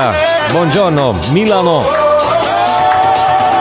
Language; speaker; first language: English; non-native, fluent; Slovenian